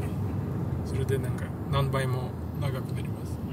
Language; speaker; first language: Japanese; non-native, fluent; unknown